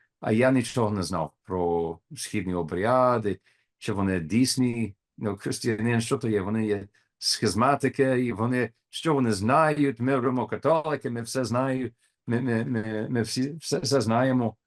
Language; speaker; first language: Ukrainian; non-native, learner; English